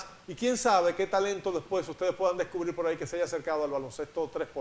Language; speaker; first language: Spanish; native; Spanish